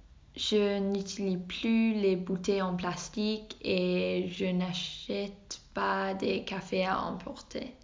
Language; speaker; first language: French; non-native, learner; English